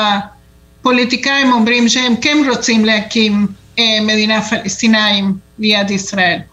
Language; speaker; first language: Hebrew; non-native, fluent; Spanish